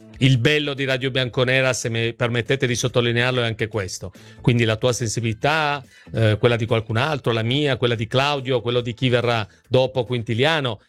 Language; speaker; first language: Italian; native; Italian